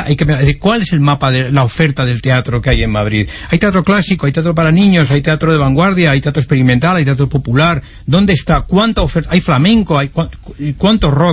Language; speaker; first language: Spanish; native; Spanish